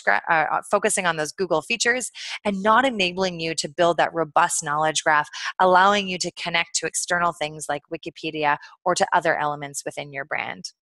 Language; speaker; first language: English; native; English